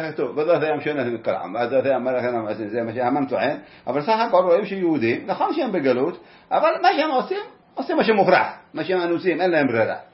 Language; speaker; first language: Hebrew; native; Hebrew